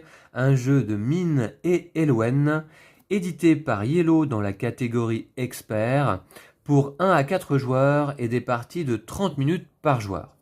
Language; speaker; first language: French; native; French